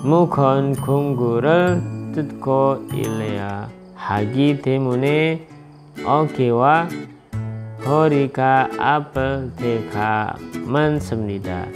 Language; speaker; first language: Korean; non-native, fluent; Indonesian